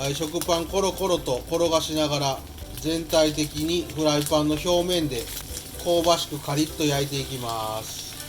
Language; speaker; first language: Japanese; native; Japanese